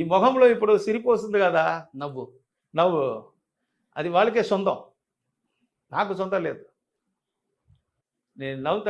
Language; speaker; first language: Telugu; non-native, local second language; Tamil